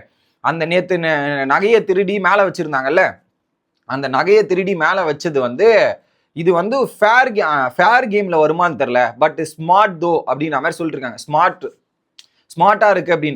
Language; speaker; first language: Tamil; native; Tamil